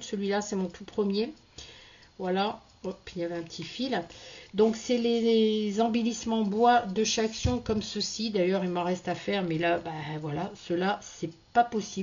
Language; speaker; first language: French; native; French